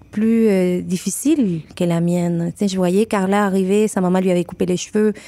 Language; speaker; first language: French; non-native, fluent; Spanish